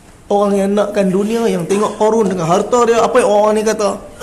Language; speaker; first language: Malay; native; Malay